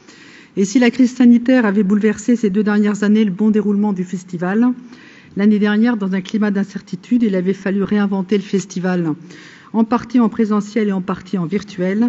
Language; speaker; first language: French; native; French